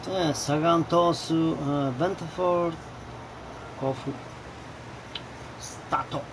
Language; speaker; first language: Japanese; non-native, learner; Italian